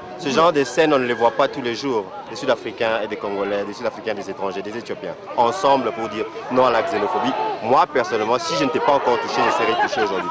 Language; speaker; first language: French; non-native, local second language; Lingala